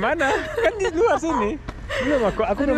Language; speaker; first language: Indonesian; early bilingual, heritage; German